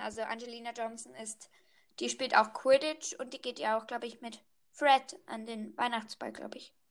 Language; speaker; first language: German; native; German